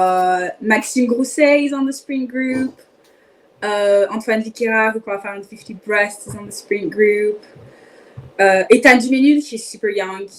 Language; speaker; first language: English; non-native, fluent; French